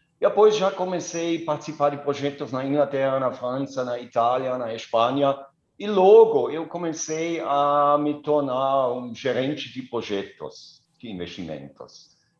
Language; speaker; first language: Portuguese; non-native, fluent; German